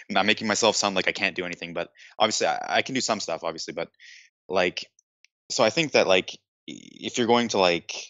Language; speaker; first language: English; native; English